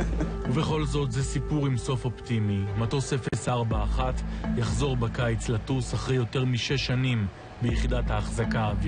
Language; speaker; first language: Hebrew; native; Hebrew